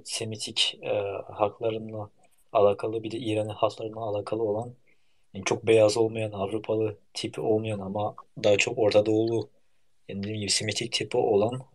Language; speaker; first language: Turkish; early bilingual, heritage; Turkish